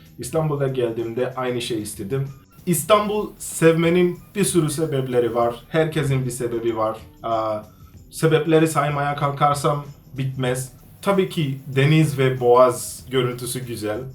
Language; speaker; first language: Turkish; non-native, fluent; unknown